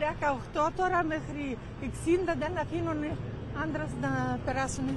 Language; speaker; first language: Greek; non-native, learner; Ukrainian